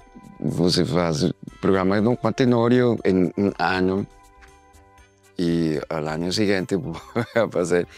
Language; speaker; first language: Portuguese; non-native, learner; Spanish